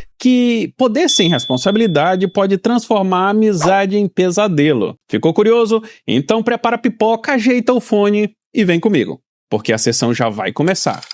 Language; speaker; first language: Portuguese; native; Portuguese